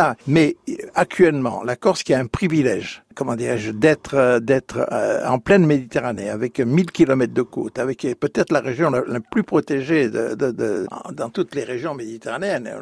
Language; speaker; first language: French; native; French